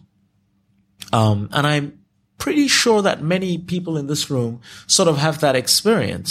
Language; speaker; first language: English; non-native, local second language; Yoruba